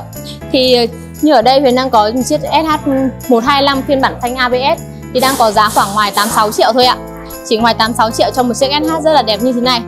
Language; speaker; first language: Vietnamese; native; Vietnamese